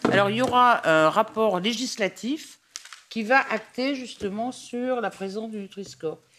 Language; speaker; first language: French; native; French